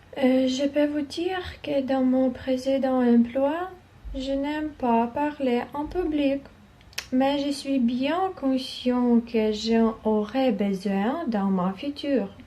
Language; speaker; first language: French; non-native, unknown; Ukrainian